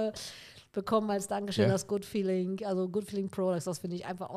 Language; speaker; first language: German; native; German